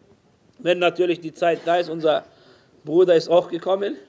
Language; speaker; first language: German; non-native, fluent; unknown